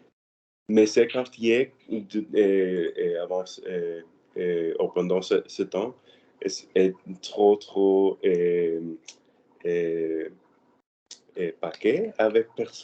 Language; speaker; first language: French; non-native, learner; Spanish